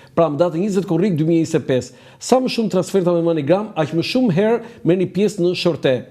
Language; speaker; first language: Albanian; native; Albanian